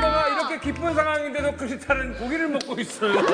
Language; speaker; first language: Korean; native; Korean